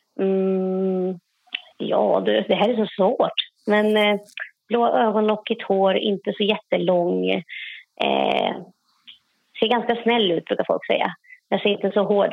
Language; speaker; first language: Swedish; native; Swedish